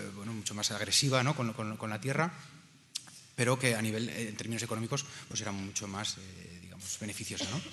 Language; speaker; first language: Spanish; native; Spanish